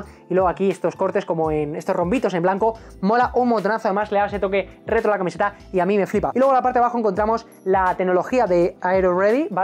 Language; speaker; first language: Spanish; native; Spanish